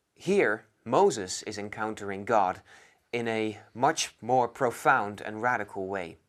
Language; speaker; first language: English; non-native, fluent; Dutch